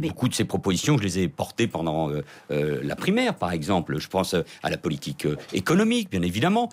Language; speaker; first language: French; early bilingual, other home language; Catalan